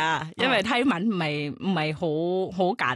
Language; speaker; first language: Cantonese; non-native, fluent; Thai